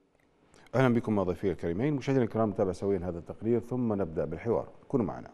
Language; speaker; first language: Arabic; native; Arabic